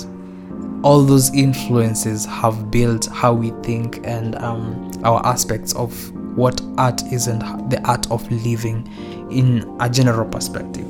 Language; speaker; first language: English; non-native, local second language; Swahili